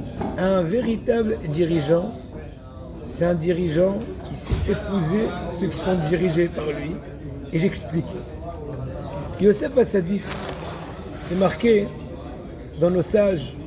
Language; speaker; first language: French; native; French